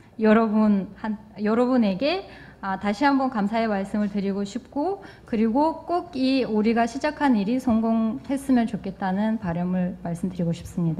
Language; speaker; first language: Korean; non-native, fluent; Kyrgyz